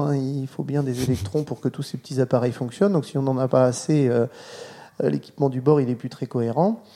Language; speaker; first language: French; native; French